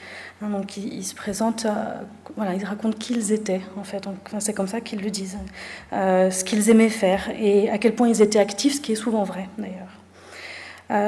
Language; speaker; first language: French; native; French